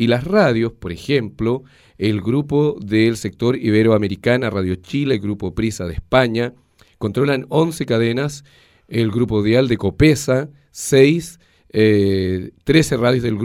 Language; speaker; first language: Spanish; native; Spanish